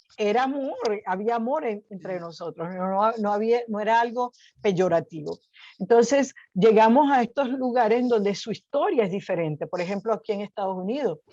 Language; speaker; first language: Spanish; native; Spanish